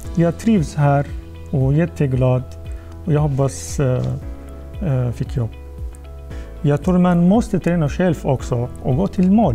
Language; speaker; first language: Swedish; non-native, learner; Arabic